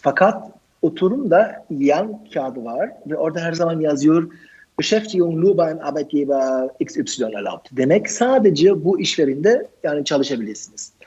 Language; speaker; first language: Turkish; non-native, fluent; German